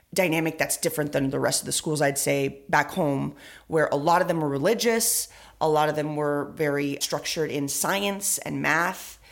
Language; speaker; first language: English; early bilingual, other home language; Spanish